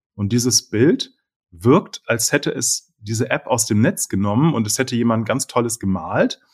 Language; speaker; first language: German; native; German